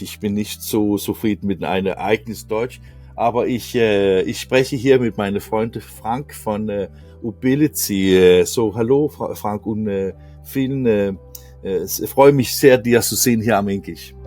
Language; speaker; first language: German; non-native, learner; Danish